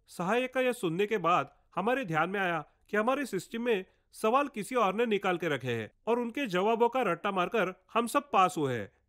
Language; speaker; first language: Hindi; non-native, local second language; Marathi